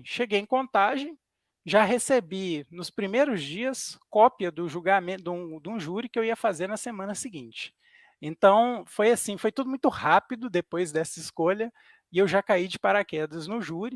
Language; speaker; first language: Portuguese; native; Portuguese